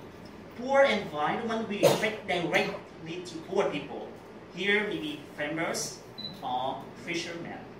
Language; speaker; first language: English; non-native, learner; Vietnamese